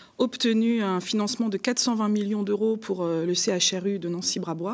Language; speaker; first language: French; native; French